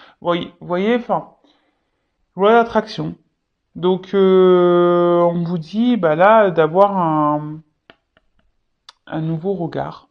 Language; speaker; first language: French; native; French